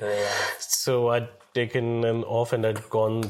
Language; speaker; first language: English; non-native, local second language; Kashmiri